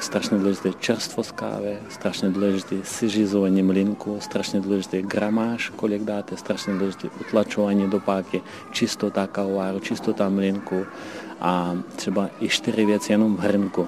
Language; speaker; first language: Czech; non-native, fluent; Ukrainian